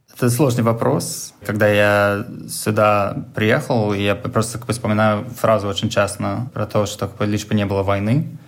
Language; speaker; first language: Russian; non-native, fluent; English